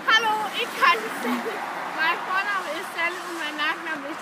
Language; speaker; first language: German; non-native, learner; Danish